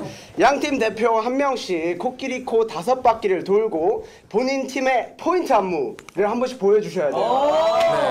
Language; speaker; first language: Korean; native; Korean